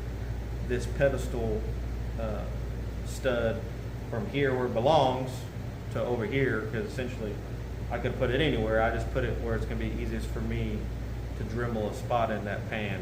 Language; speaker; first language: English; native; English